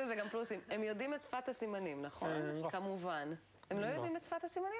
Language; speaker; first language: Hebrew; native; Hebrew